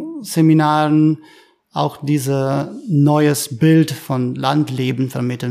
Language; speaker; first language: German; non-native, fluent; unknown